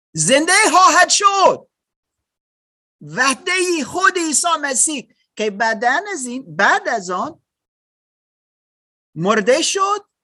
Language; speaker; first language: Persian; non-native, learner; German